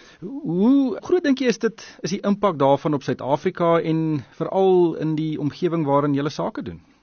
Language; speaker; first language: Afrikaans; native; Afrikaans